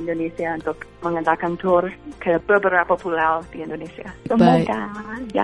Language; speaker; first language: Indonesian; non-native, fluent; English